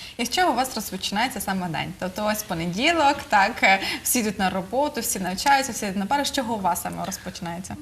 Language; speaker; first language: Ukrainian; native; Ukrainian